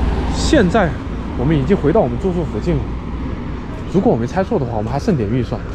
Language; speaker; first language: Chinese; native; Chinese